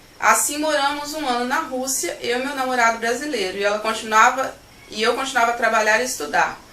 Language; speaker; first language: Portuguese; native; Portuguese